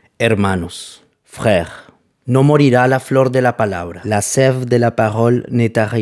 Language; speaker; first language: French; non-native, fluent; Spanish